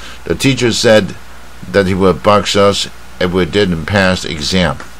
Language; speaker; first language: English; non-native, fluent; Chinese